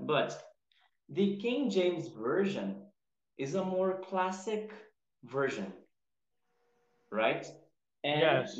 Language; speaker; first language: English; non-native, fluent; Portuguese